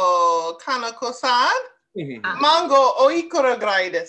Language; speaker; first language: Japanese; non-native, learner; English